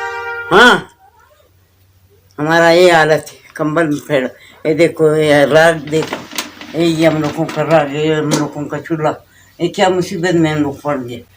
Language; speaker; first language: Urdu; non-native, local second language; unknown